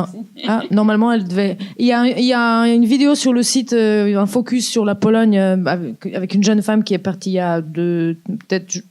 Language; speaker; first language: French; native; French